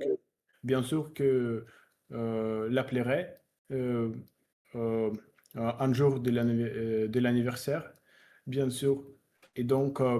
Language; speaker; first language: French; non-native, learner; Russian